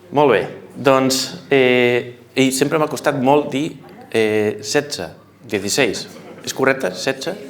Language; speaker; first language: Catalan; non-native, local second language; Spanish